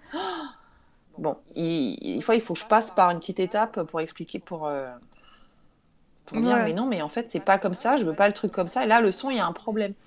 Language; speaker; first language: French; native; French